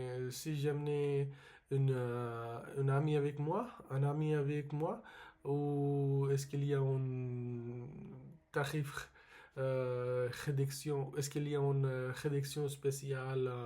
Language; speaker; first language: French; non-native, learner; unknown